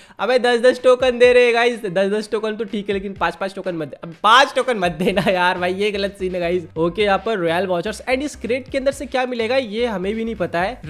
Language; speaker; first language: Hindi; native; Hindi